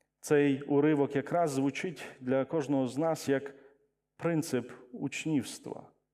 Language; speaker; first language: Ukrainian; non-native, local second language; Russian